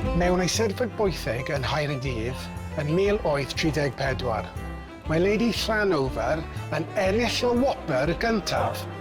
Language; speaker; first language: Welsh; non-native, local second language; English